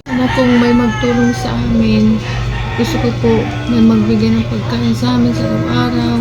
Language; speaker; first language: Filipino; non-native, local second language; Waray